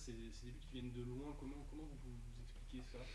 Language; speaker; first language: French; native; French